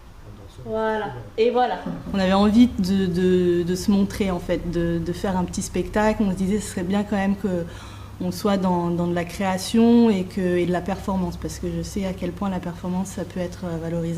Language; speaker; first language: French; native; French